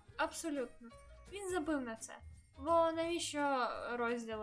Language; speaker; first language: Ukrainian; native; Ukrainian